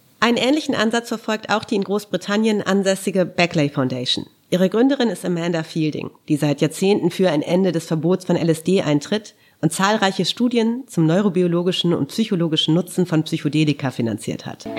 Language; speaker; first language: German; native; German